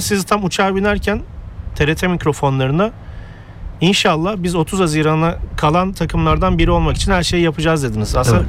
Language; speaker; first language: Turkish; native; Turkish